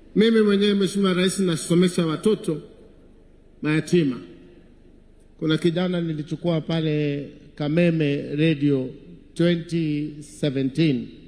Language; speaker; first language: Swahili; non-native, local second language; Kikuyu